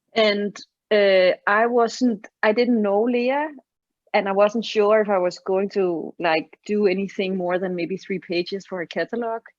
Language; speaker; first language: English; non-native, fluent; Danish